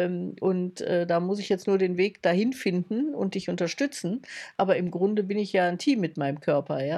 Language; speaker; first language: German; native; German